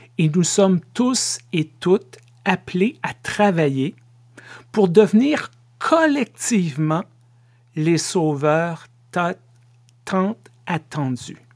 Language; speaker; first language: French; native; French